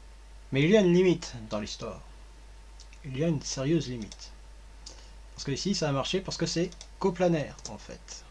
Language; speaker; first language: French; native; French